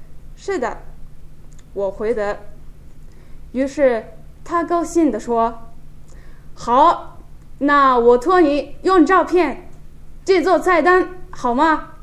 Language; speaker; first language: Chinese; non-native, fluent; Japanese